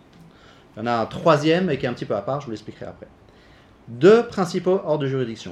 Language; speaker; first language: French; native; French